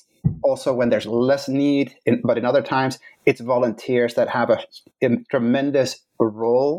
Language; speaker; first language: English; non-native, fluent; Dutch